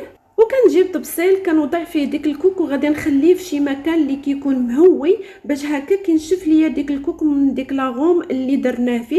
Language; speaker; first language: Arabic; native; Arabic